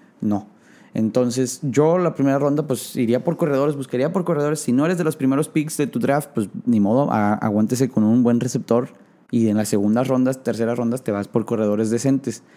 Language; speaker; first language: Spanish; native; Spanish